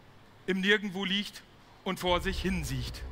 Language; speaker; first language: German; native; German